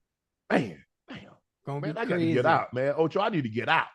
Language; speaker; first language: English; native; English